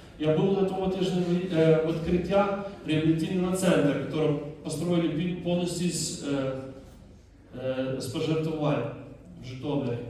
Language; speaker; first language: Ukrainian; non-native, fluent; Dutch